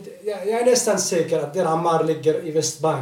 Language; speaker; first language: Swedish; non-native, fluent; Arabic